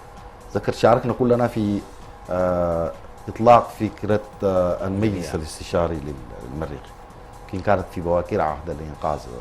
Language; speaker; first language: Arabic; native; Arabic